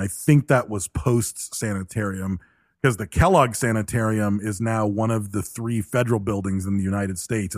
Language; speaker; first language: English; native; English